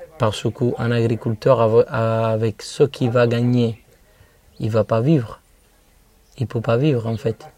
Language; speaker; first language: French; non-native, fluent; Spanish